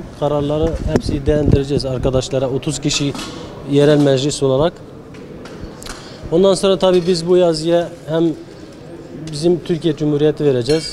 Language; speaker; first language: Turkish; non-native, learner; Kurdish